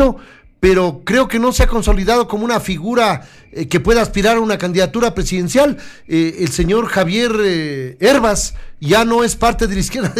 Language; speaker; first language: Spanish; native; Spanish